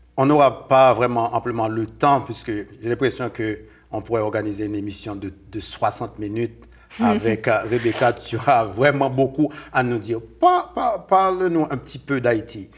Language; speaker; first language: French; non-native, local second language; Haitian Creole